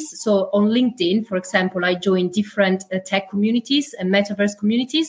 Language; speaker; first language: English; non-native, fluent; Italian